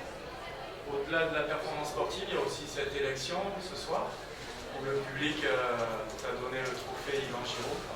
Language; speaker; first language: French; native; French